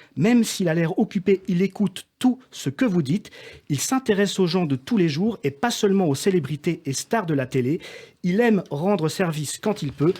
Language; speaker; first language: French; native; French